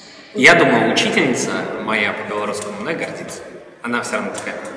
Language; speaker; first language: Russian; native; Russian